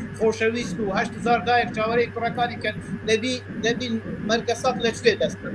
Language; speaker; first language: Central Kurdish; non-native, local second language; Kurdish